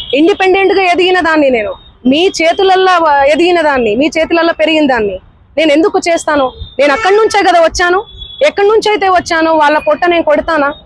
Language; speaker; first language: Telugu; non-native, local second language; Lambadi